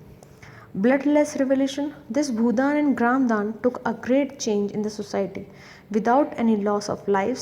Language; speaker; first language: English; non-native, local second language; Hindi